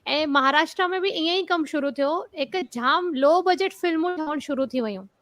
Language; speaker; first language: Sindhi; early bilingual, heritage; Sindhi